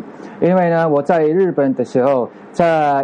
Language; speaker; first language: Chinese; non-native, fluent; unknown